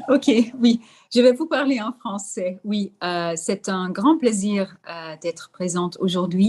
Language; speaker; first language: French; non-native, fluent; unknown